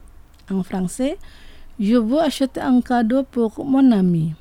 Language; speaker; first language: French; non-native, fluent; Indonesian